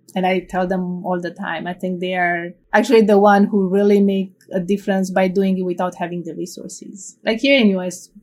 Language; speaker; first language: English; non-native, fluent; Romanian